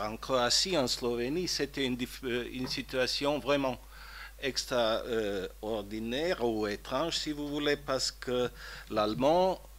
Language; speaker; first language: French; non-native, fluent; Croatian